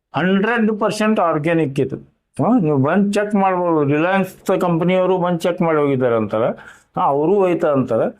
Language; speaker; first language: Kannada; native; Kannada